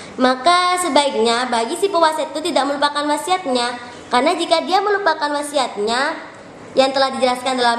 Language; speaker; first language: Indonesian; native; Indonesian